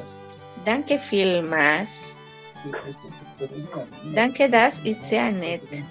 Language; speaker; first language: German; non-native, learner; Spanish